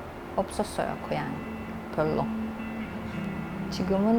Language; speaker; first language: Korean; early bilingual, heritage; Korean